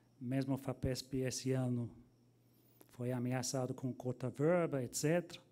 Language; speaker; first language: Portuguese; non-native, fluent; English